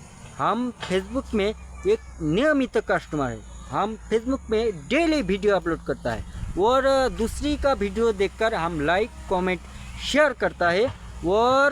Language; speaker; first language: Hindi; non-native, learner; Bangla